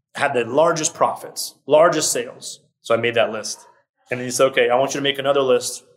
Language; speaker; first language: English; early bilingual, other home language; Portuguese